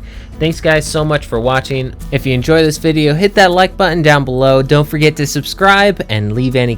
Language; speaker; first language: English; native; English